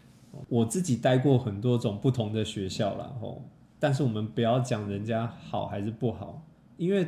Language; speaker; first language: Chinese; native; Chinese